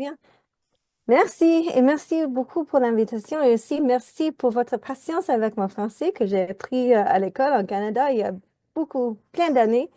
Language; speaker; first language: French; non-native, fluent; English